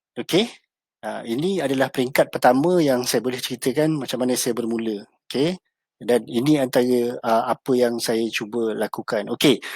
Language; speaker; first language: Malay; native; Malay